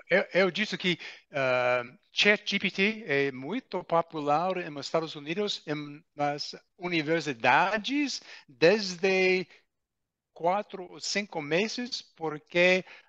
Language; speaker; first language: Portuguese; non-native, learner; English